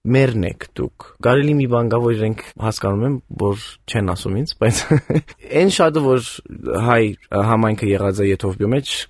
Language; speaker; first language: Armenian; early bilingual, heritage; Armenian